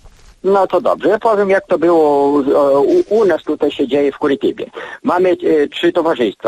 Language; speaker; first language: Polish; early bilingual, heritage; Polish